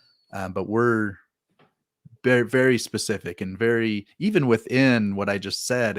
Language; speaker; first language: English; native; English